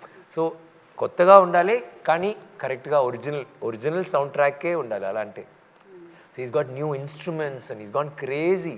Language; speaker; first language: Telugu; non-native, local second language; Tamil